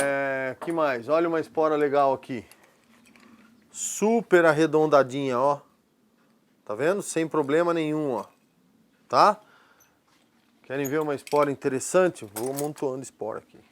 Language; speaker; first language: Portuguese; native; Portuguese